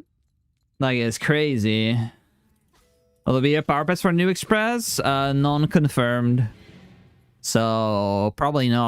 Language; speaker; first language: English; native; English